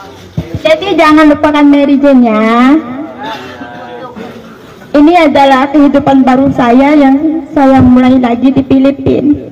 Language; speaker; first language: Indonesian; non-native, fluent; Filipino